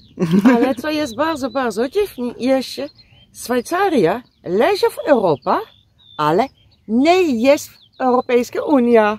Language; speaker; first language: Polish; non-native, learner; Dutch